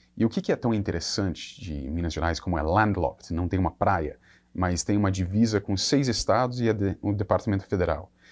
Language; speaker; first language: Portuguese; non-native, fluent; English